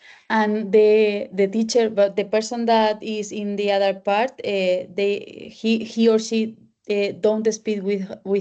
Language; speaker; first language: English; non-native, learner; Spanish